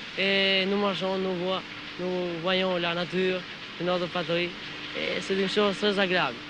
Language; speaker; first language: French; non-native, learner; Albanian